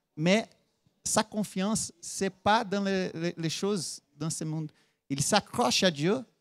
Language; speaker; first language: French; non-native, learner; Portuguese